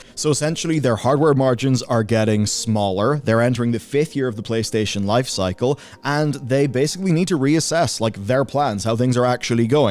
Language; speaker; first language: English; native; English